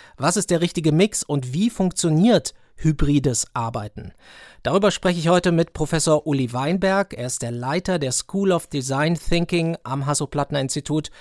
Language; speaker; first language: German; native; German